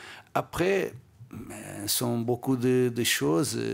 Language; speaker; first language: French; non-native, learner; Portuguese